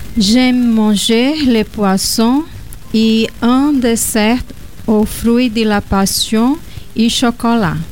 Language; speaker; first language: French; non-native, learner; Portuguese